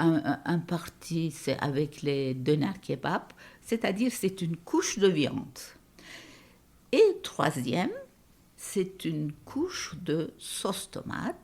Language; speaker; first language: French; non-native, fluent; Turkish